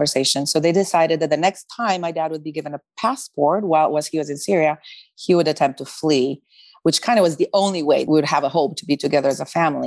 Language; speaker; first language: English; non-native, fluent; Romanian